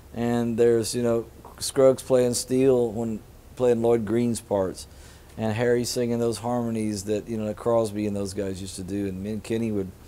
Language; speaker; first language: English; native; English